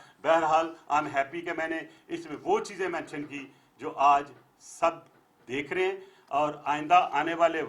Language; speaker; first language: Urdu; native; Urdu